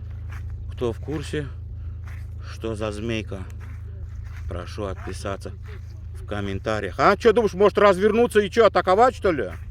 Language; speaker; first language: Russian; native; Russian